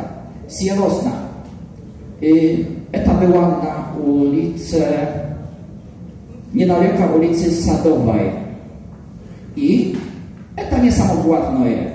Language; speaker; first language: Russian; non-native, learner; Polish